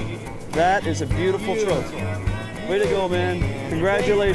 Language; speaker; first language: English; native; English